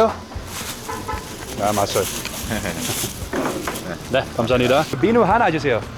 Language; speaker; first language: Korean; non-native, learner; Dutch